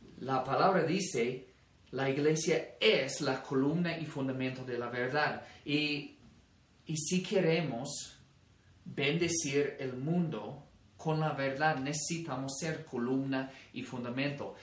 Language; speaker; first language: Spanish; non-native, fluent; English